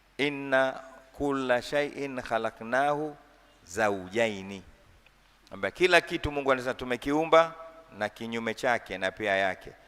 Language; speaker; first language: Swahili; native; Swahili